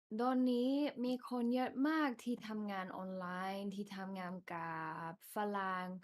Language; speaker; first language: Thai; non-native, fluent; English